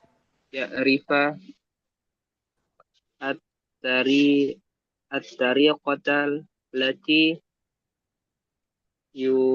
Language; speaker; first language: Arabic; non-native, learner; Indonesian